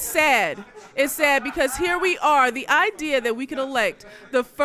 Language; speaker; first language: English; native; English